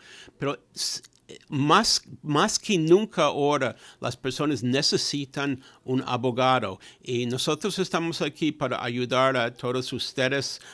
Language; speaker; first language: Spanish; non-native, fluent; English